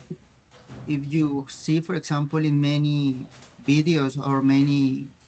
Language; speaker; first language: English; non-native, learner; Spanish